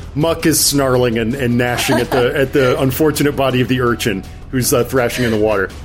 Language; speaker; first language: English; native; English